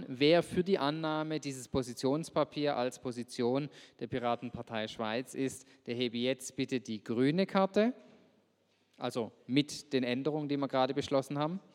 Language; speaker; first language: German; native; German